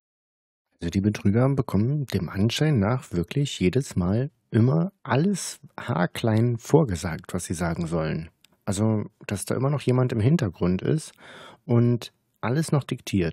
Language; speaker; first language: German; native; German